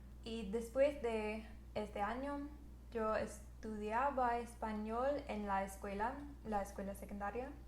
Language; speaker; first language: Spanish; non-native, learner; English